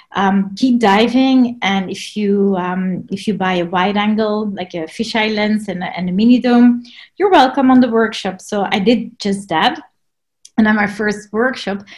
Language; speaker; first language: English; non-native, fluent; Dutch